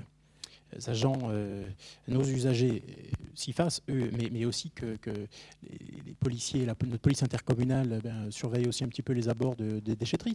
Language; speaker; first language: French; native; French